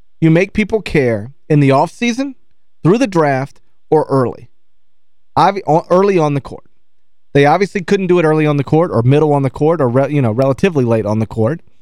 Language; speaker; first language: English; native; English